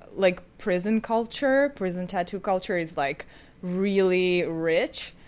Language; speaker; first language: English; non-native, fluent; Ukrainian